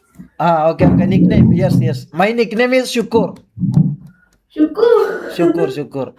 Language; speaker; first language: English; non-native, learner; Malayalam